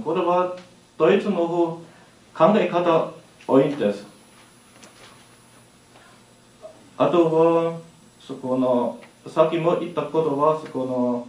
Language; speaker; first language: Japanese; non-native, learner; German